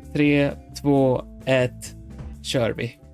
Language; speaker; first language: Swedish; non-native, learner; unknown